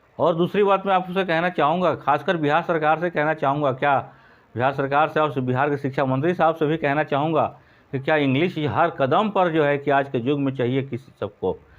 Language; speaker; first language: Hindi; native; Hindi